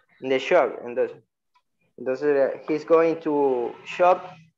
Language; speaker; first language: English; non-native, learner; Spanish